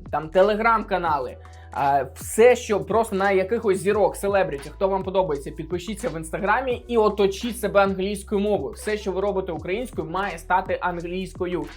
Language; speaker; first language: Ukrainian; native; Ukrainian